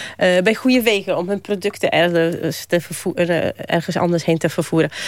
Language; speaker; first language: Dutch; early bilingual, other home language; Polish